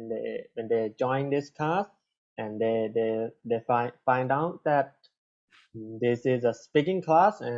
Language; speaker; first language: English; non-native, learner; Thai